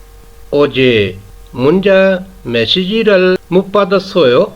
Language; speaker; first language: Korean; non-native, fluent; Urdu